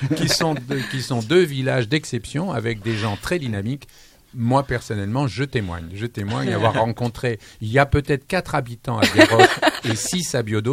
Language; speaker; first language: French; native; French